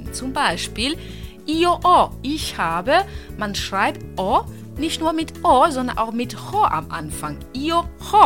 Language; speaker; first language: German; non-native, fluent; Italian